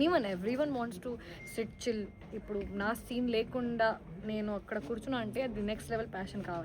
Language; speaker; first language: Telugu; non-native, fluent; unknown